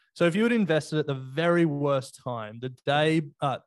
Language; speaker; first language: English; native; English